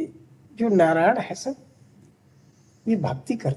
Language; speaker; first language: Hindi; native; Hindi